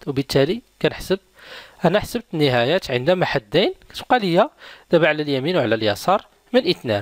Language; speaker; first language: Arabic; native; Arabic